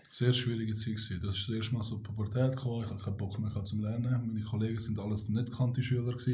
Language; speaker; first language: German; early bilingual, other home language; Albanian